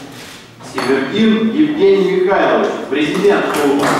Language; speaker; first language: Russian; native; Russian